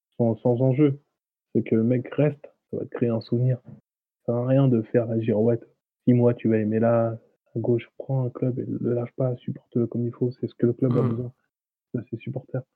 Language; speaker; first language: French; early bilingual, other home language; Wolof